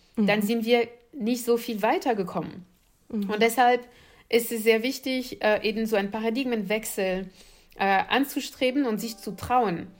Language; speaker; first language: German; non-native, fluent; French